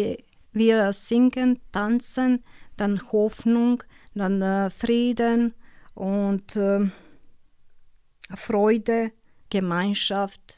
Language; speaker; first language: German; non-native, learner; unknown